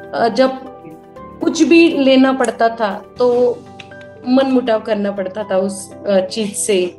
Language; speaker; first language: Hindi; native; Hindi